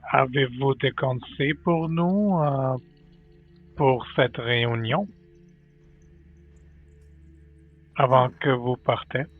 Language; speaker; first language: French; non-native, learner; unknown